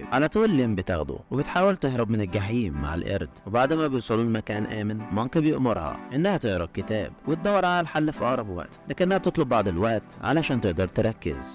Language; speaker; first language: Arabic; native; Arabic